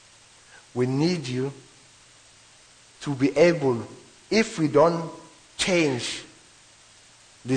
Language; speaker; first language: English; non-native, local second language; Zulu